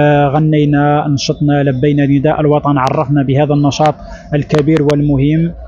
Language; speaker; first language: Arabic; native; Arabic